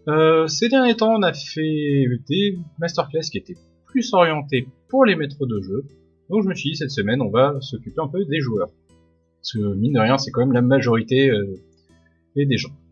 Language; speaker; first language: French; native; French